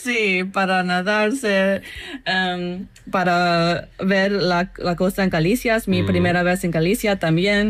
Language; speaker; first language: Spanish; non-native, learner; English